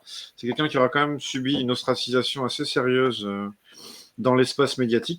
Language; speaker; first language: French; native; French